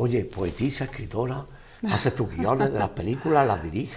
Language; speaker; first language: Spanish; native; Spanish